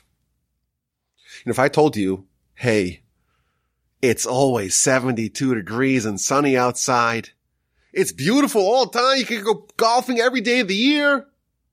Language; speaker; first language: English; native; English